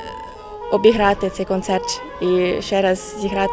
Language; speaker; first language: Ukrainian; non-native, fluent; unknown